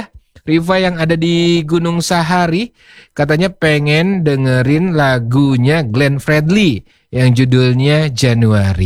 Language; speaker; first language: Indonesian; native; Indonesian